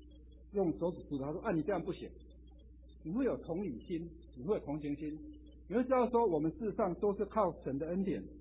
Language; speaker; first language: Chinese; native; Chinese